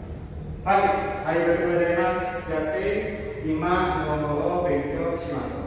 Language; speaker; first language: Japanese; non-native, learner; Indonesian